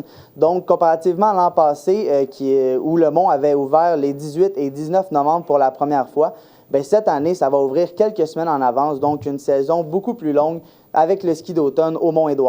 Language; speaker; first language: French; native; French